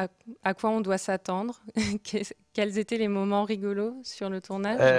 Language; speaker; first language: French; native; French